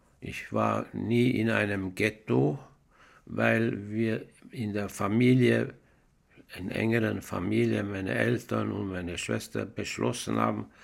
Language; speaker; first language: German; non-native, fluent; Hungarian